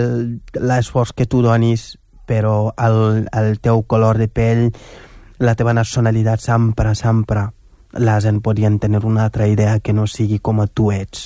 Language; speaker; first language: Catalan; non-native, fluent; Wolof